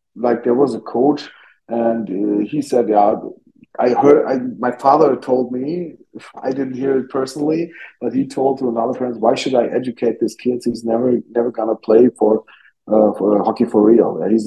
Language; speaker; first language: English; non-native, fluent; German